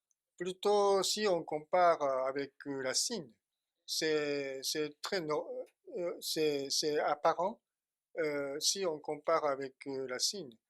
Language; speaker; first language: French; non-native, fluent; Japanese